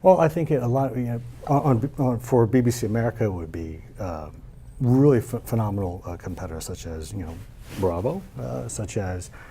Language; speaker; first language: English; native; English